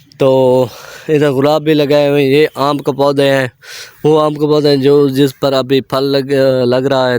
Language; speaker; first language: Urdu; non-native, local second language; Saraiki